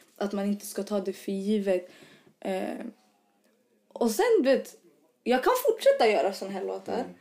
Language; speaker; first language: Swedish; early bilingual, other home language; Arabic